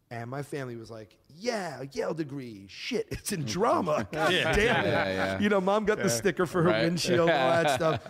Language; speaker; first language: English; native; English